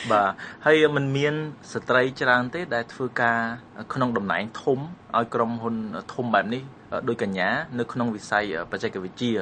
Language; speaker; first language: Khmer; native; Khmer